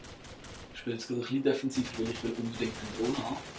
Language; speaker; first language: German; native; German